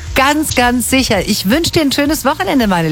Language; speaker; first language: German; native; German